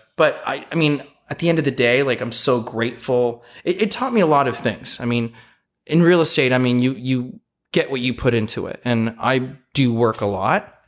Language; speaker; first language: English; native; English